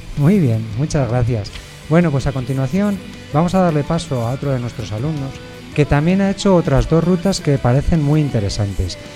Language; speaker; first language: Spanish; native; Spanish